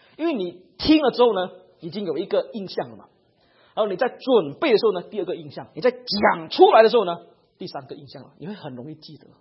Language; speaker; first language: Chinese; native; Chinese